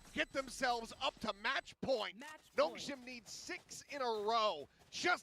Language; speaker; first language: English; native; English